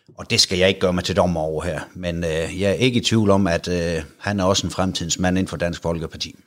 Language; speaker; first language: Danish; native; Danish